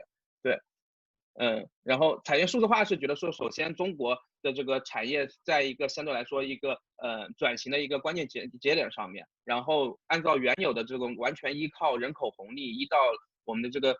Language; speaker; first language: Chinese; native; Chinese